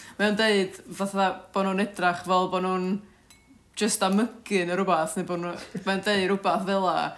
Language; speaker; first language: Welsh; native; Welsh